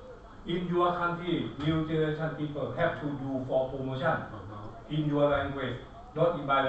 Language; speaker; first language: English; non-native, learner; Thai